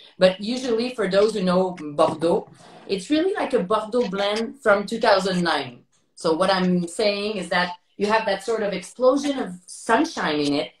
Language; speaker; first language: English; non-native, fluent; French